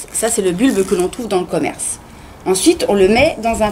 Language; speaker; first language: French; native; French